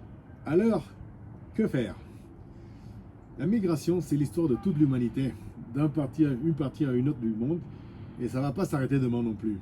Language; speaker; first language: French; non-native, fluent; Spanish